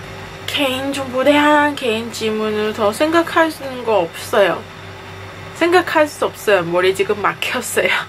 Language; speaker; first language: Korean; non-native, fluent; Cantonese